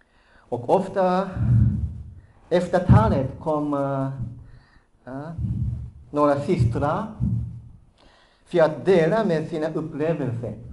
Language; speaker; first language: Swedish; non-native, fluent; Japanese